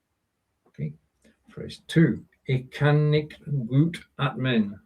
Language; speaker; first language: German; non-native, learner; English